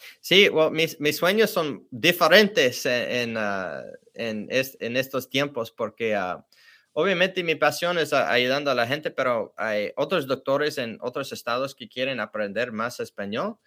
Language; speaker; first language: Spanish; early bilingual, heritage; English